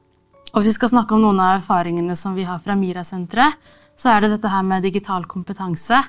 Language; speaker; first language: Norwegian; native; Norwegian